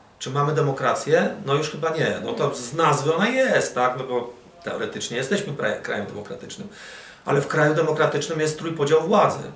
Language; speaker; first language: Polish; early bilingual, other home language; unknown